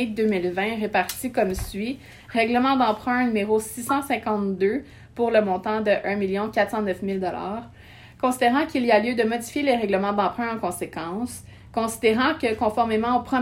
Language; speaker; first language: French; native; French